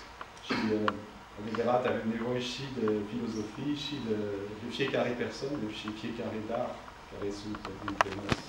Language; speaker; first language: Romanian; non-native, learner; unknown